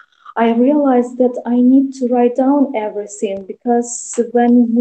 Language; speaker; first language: English; non-native, learner; Russian